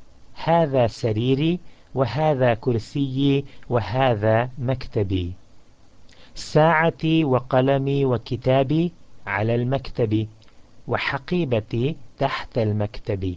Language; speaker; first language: Arabic; non-native, fluent; English